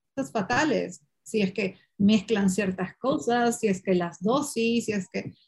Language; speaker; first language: Spanish; non-native, local second language; Portuguese